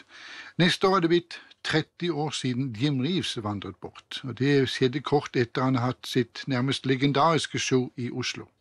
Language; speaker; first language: Norwegian; native; Norwegian